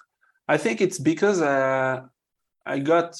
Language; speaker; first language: English; non-native, fluent; French